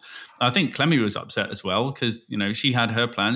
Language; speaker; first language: English; native; English